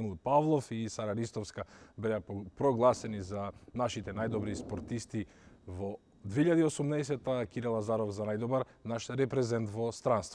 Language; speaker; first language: Macedonian; native; Macedonian